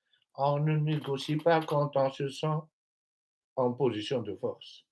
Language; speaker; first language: French; non-native, local second language; Malagasy